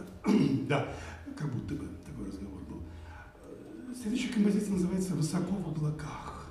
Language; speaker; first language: Russian; native; Russian